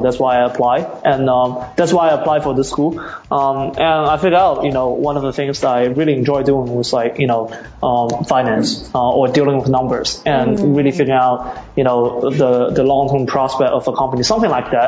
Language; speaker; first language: English; early bilingual, other home language; Chinese